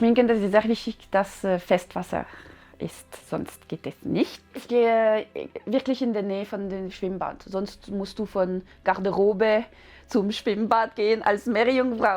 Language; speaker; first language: German; non-native, learner; French